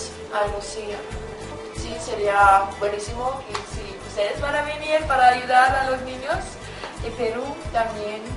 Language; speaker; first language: Spanish; non-native, fluent; German